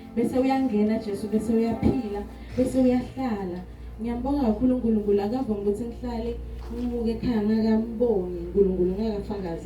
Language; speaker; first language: Zulu; non-native, local second language; Swati